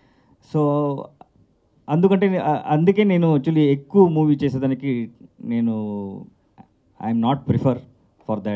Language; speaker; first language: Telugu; non-native, learner; Kannada